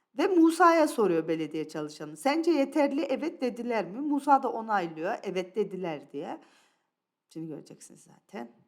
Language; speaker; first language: Turkish; early bilingual, other home language; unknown